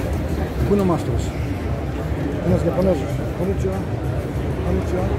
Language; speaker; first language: English; non-native, learner; Greek